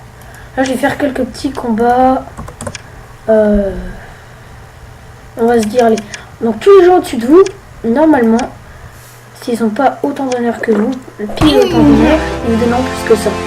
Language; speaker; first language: French; native; French